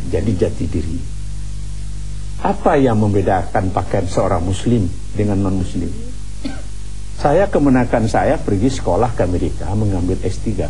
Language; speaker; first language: Indonesian; non-native, local second language; Minangkabau